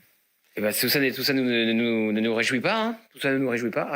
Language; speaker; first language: French; native; French